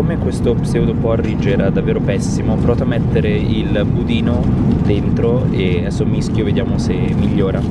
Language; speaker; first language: Italian; native; Italian